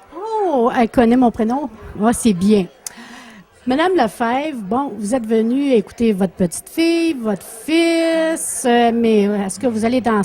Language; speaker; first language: French; native; French